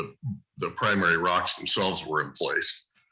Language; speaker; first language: English; native; English